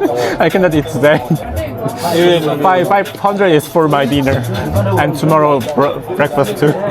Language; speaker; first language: English; non-native, learner; Korean